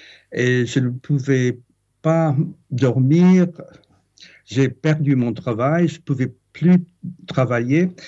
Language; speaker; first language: French; non-native, fluent; English